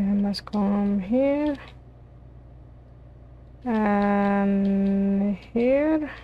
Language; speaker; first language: English; non-native, learner; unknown